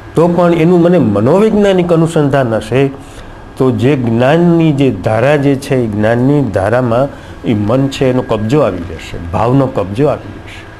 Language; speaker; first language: Gujarati; native; Gujarati